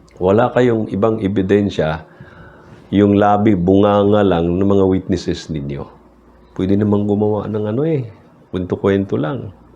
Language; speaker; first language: Filipino; native; Filipino